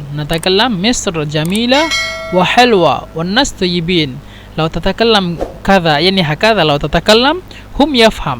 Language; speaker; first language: Arabic; non-native, fluent; Bangla